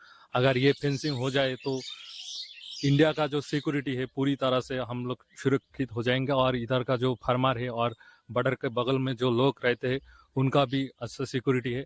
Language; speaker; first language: Hindi; non-native, local second language; Bangla